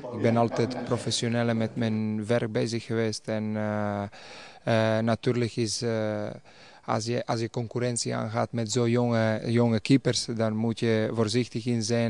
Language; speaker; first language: Dutch; non-native, fluent; Serbian